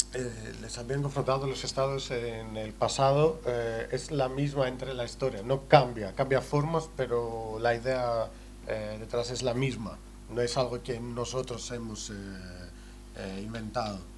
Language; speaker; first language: Spanish; non-native, learner; Greek